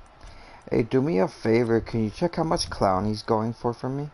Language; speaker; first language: English; native; English